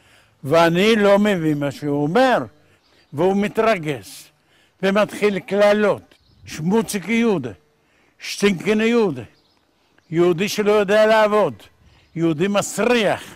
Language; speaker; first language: Hebrew; non-native, fluent; Ladino